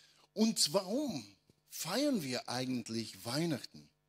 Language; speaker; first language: German; non-native, fluent; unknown